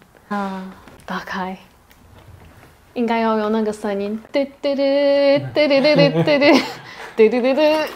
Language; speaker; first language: Chinese; non-native, fluent; Turkish